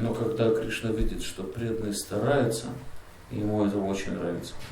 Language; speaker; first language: Russian; native; Russian